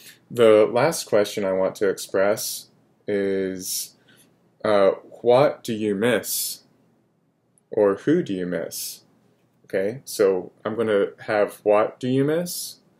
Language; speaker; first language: English; native; English